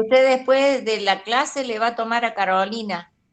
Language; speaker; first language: Spanish; native; Spanish